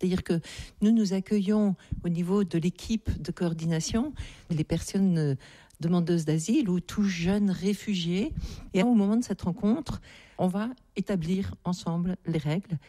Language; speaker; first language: French; native; French